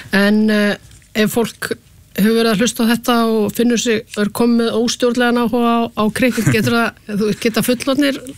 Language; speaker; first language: Icelandic; native; Icelandic